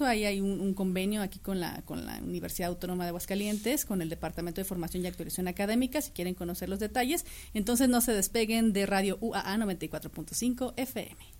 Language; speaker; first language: Spanish; native; Spanish